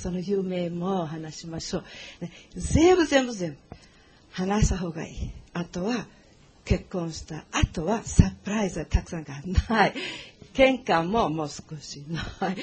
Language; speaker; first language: Japanese; non-native, learner; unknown